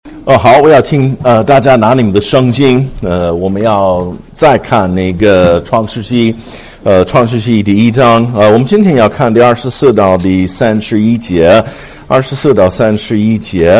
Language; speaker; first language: Chinese; non-native, fluent; English